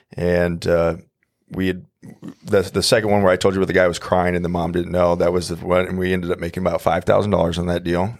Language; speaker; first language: English; native; English